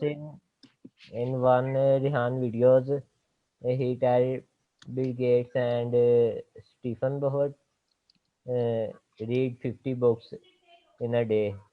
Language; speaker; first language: English; non-native, learner; Urdu